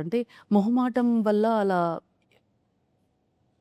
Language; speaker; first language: Telugu; native; Telugu